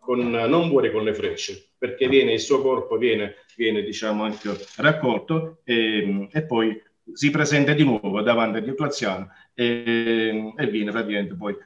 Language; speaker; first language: Italian; native; Italian